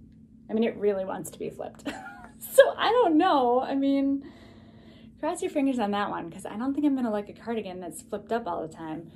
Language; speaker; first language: English; native; English